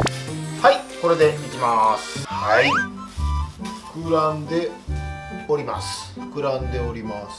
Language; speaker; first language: Japanese; native; Japanese